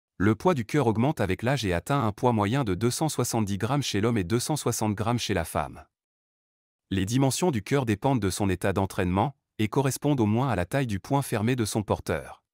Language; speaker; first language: French; non-native, local second language; Arabic